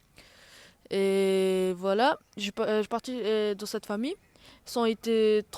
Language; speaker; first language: French; non-native, local second language; Arabic